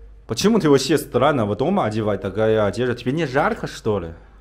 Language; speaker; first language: Russian; non-native, learner; Chinese